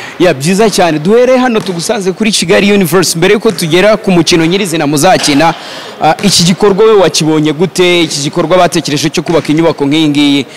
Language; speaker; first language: Kinyarwanda; native; Kinyarwanda